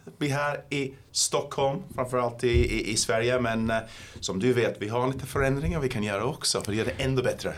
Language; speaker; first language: Swedish; non-native, fluent; English